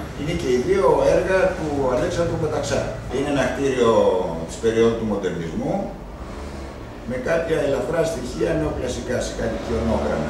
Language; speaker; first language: Greek; native; Greek